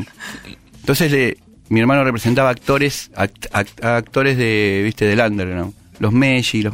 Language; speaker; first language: Spanish; native; Spanish